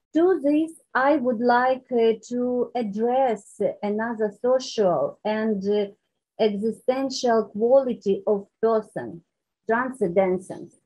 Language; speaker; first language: English; non-native, learner; Ukrainian